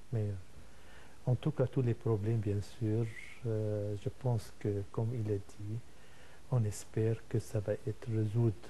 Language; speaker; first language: French; non-native, fluent; Arabic